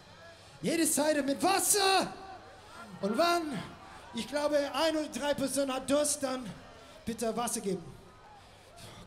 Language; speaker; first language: German; non-native, learner; English